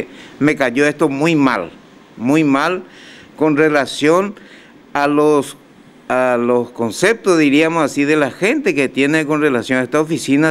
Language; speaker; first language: Spanish; native; Spanish